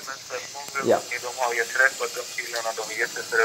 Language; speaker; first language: Swedish; non-native, learner; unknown